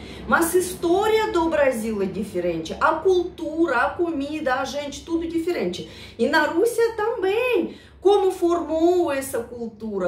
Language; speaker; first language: Portuguese; non-native, fluent; Russian